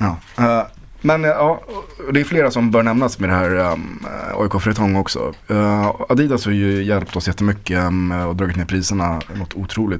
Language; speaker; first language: Swedish; native; Swedish